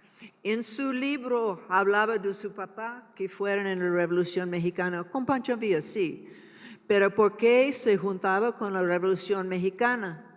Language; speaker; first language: Spanish; non-native, learner; English